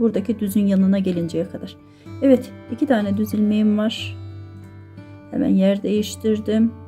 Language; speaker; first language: Turkish; native; Turkish